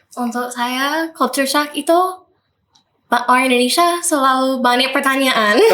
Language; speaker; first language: Indonesian; non-native, fluent; English